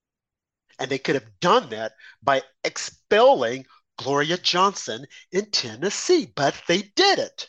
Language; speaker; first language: English; native; English